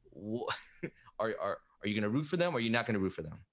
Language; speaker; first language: English; native; English